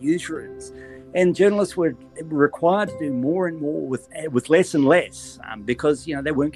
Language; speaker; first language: English; native; English